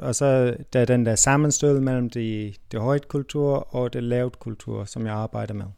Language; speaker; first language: Danish; non-native, fluent; English